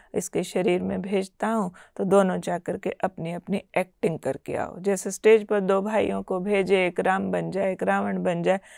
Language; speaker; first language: Hindi; native; Hindi